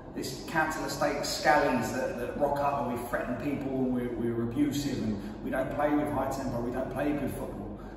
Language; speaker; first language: English; native; English